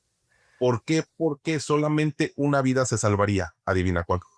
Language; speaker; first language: Spanish; native; Spanish